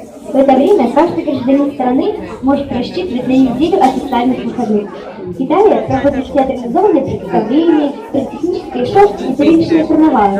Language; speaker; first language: Russian; native; Russian